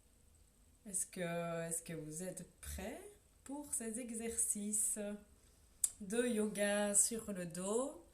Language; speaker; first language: French; native; French